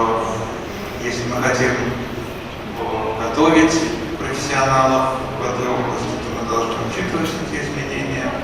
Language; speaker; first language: Russian; native; Russian